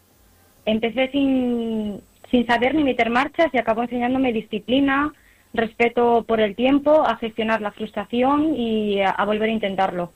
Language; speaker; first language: Spanish; native; Spanish